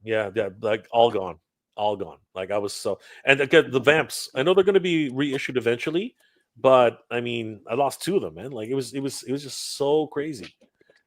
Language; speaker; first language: English; native; English